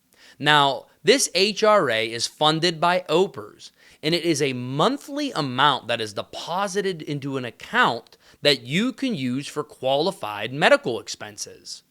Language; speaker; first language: English; native; English